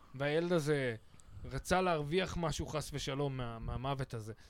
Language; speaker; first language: Hebrew; native; Hebrew